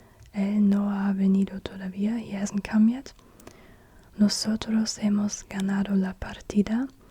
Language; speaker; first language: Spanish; non-native, learner; German